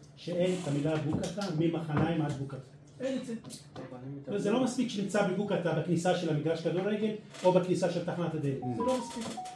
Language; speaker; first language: Hebrew; non-native, local second language; Arabic